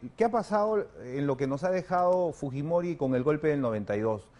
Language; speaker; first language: Spanish; native; Spanish